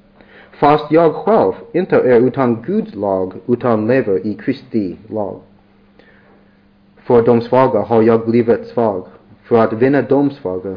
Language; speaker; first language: Swedish; non-native, learner; English